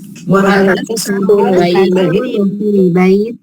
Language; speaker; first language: Arabic; non-native, learner; Indonesian